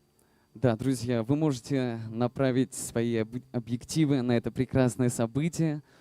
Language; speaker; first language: Russian; native; Russian